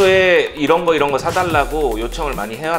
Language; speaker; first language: Korean; native; Korean